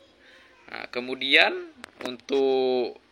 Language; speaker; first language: Indonesian; native; Indonesian